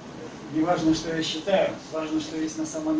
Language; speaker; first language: Russian; native; Russian